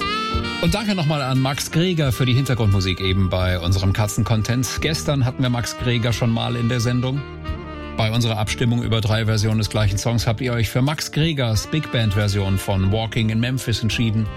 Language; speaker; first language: German; native; German